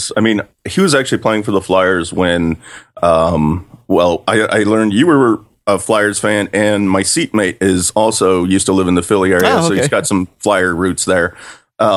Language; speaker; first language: English; native; English